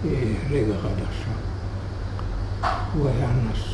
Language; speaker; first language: Hebrew; non-native, fluent; Hungarian